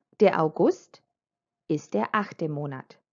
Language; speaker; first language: German; non-native, fluent; Croatian